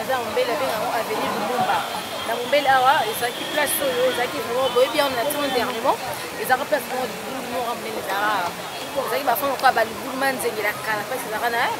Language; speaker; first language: Lingala; native; Lingala